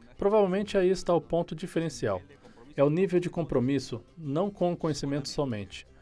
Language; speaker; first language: Portuguese; non-native, fluent; Spanish